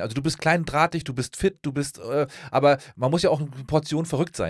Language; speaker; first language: German; native; German